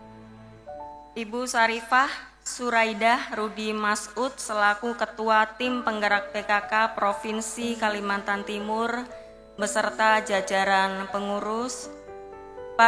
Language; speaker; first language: Indonesian; native; Indonesian